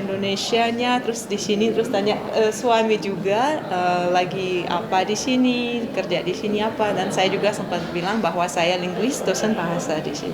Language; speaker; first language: Indonesian; non-native, fluent; Russian